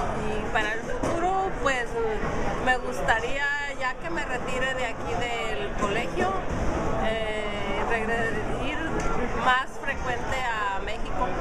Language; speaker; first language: Spanish; non-native, local second language; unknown